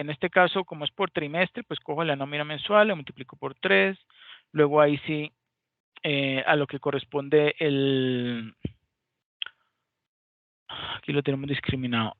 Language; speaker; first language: Spanish; native; Spanish